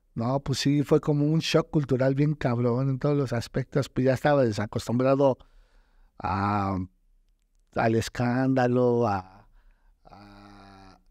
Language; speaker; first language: Spanish; native; Spanish